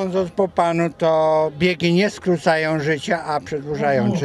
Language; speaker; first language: Polish; native; Polish